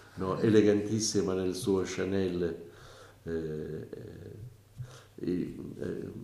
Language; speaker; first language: Italian; native; Italian